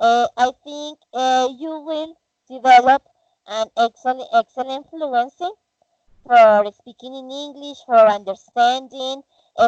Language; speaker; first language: English; non-native, fluent; Spanish